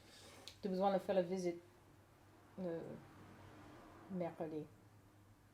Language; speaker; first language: French; non-native, learner; English